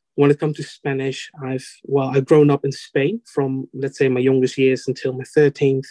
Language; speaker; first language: English; non-native, fluent; Dutch